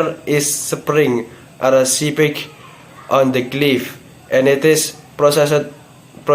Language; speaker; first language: English; non-native, learner; Indonesian